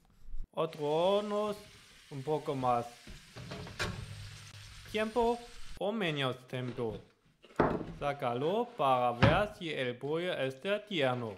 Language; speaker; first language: Spanish; non-native, learner; German